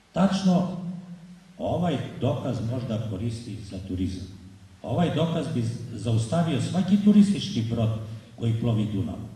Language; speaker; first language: Serbian; native; Serbian